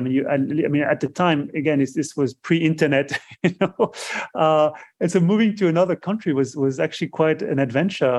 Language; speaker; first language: English; non-native, fluent; French